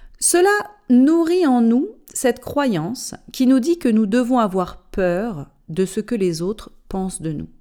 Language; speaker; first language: French; native; French